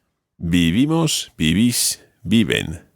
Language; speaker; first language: Spanish; non-native, fluent; English